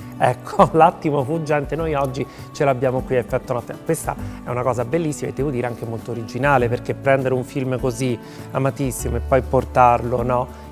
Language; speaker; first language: Italian; native; Italian